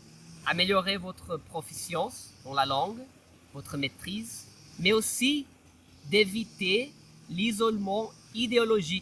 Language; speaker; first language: French; non-native, fluent; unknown